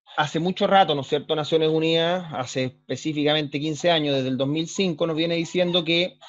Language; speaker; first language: Spanish; native; Spanish